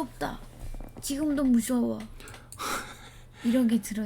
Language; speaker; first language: Korean; non-native, learner; Vietnamese